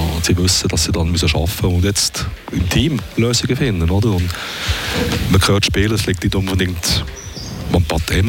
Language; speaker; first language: German; native; German